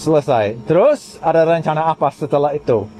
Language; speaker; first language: Indonesian; non-native, fluent; English